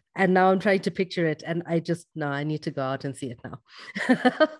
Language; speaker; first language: English; native; English